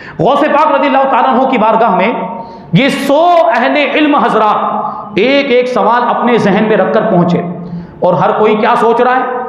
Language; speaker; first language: Urdu; native; Urdu